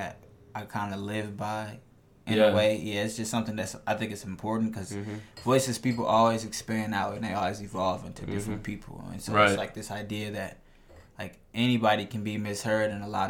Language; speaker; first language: English; native; English